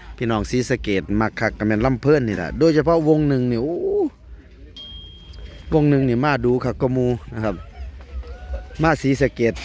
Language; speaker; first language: Thai; non-native, local second language; Northeastern Thai